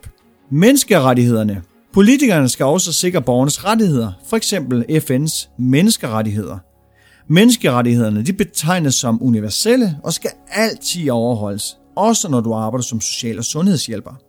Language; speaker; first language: Danish; native; Danish